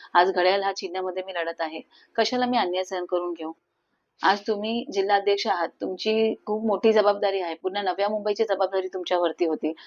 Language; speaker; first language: Marathi; non-native, local second language; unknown